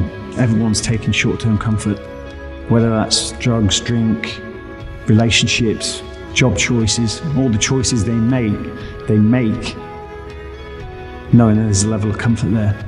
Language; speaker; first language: English; native; English